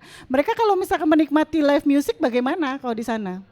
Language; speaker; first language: Indonesian; native; Indonesian